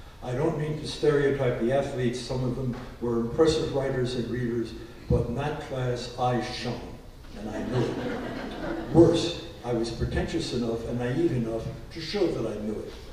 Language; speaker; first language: English; native; English